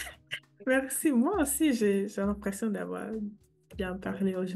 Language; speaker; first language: French; non-native, fluent; English